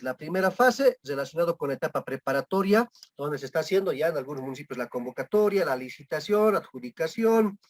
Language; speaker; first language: Spanish; native; Spanish